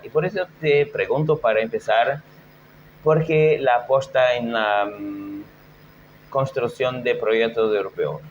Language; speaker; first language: Spanish; non-native, fluent; Portuguese